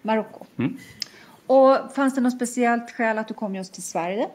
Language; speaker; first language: Swedish; native; Swedish